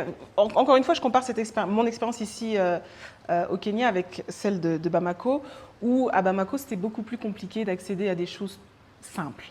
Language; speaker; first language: French; early bilingual, other home language; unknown